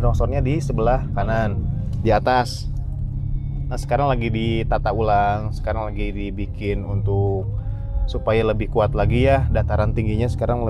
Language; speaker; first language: Indonesian; native; Indonesian